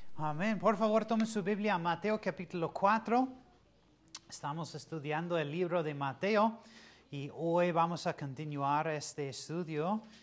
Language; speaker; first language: Spanish; non-native, fluent; English